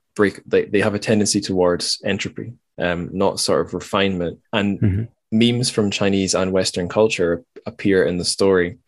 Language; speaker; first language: English; native; English